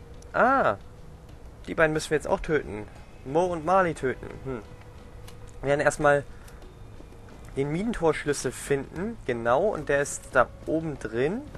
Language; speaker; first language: German; native; German